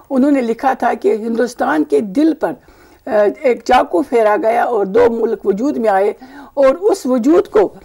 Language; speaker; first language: Urdu; non-native, local second language; Kashmiri